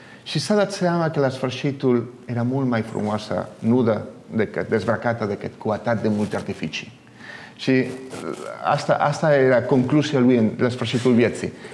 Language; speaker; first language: Romanian; non-native, fluent; Catalan